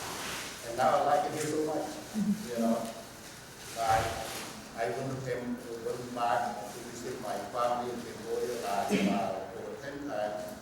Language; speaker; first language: English; non-native, learner; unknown